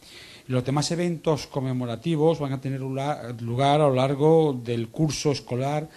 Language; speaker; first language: Spanish; native; Spanish